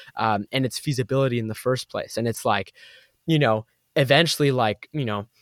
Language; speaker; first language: English; native; English